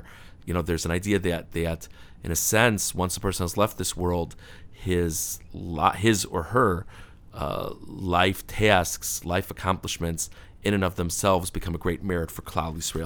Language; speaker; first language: English; native; English